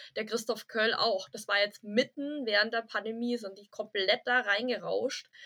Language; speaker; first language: German; early bilingual, other home language; Vietnamese